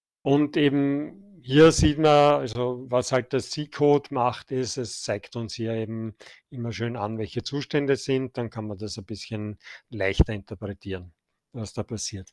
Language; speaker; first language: German; native; German